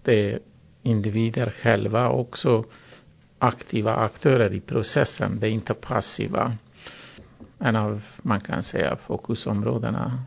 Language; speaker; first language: Swedish; non-native, fluent; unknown